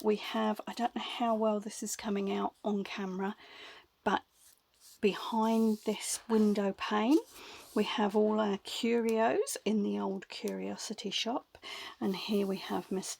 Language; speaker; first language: English; native; English